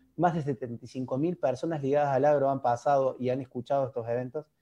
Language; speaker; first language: Spanish; native; Spanish